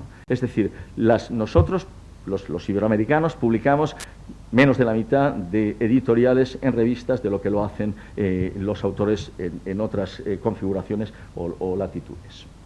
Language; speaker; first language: Spanish; native; Spanish